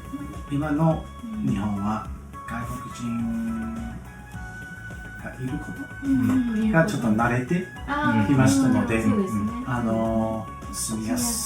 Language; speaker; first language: Japanese; non-native, fluent; English